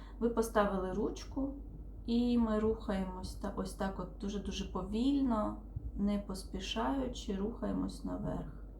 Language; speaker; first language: Ukrainian; non-native, local second language; Russian